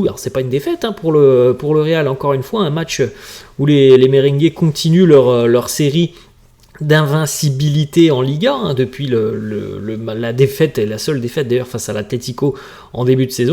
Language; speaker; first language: French; native; French